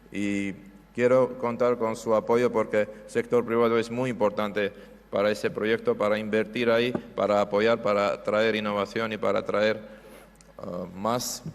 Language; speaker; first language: Spanish; non-native, fluent; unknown